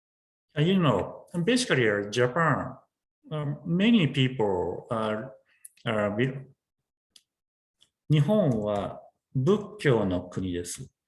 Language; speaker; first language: English; non-native, learner; Japanese